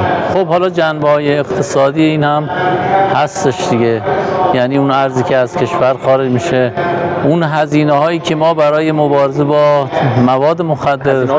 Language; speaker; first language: Persian; native; Persian